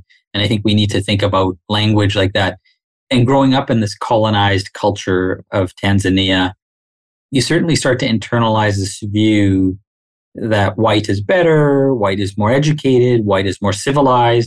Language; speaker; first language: English; non-native, local second language; Swahili